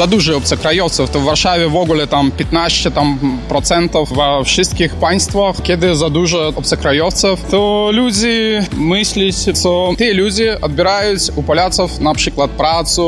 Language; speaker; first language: Polish; non-native, learner; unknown